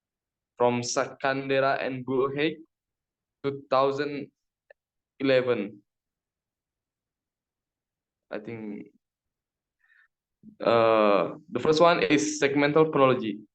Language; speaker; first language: English; non-native, learner; Indonesian